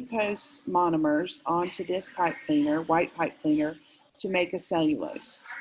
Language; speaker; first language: English; native; English